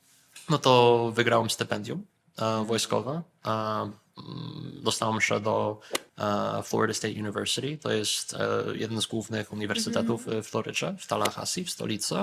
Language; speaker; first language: Polish; early bilingual, heritage; Polish